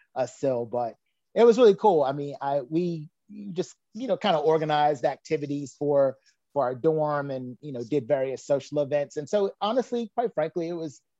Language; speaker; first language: English; native; English